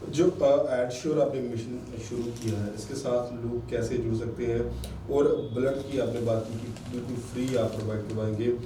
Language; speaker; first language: Hindi; non-native, local second language; Punjabi